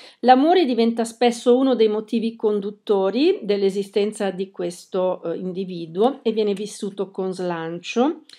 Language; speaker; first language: Italian; native; Italian